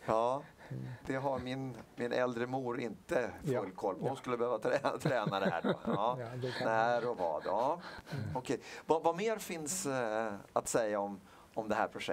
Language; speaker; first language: Swedish; native; Swedish